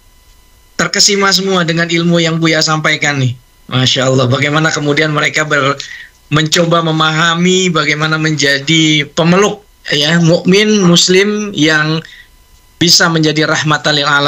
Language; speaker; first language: Indonesian; native; Indonesian